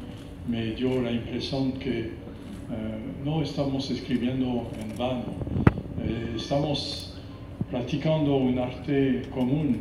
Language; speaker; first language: Spanish; non-native, fluent; French